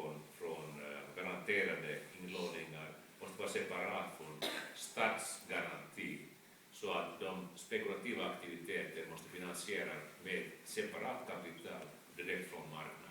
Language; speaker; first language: Swedish; non-native, fluent; Finnish